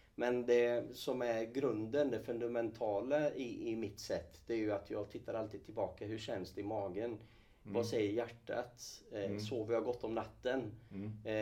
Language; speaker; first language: Swedish; early bilingual, other home language; Kurdish